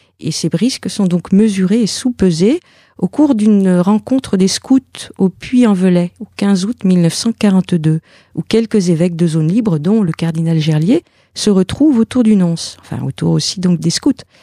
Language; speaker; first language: French; native; French